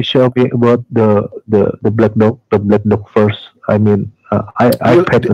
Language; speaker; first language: English; non-native, learner; Indonesian